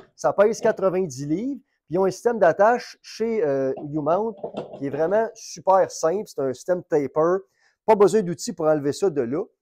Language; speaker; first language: French; native; French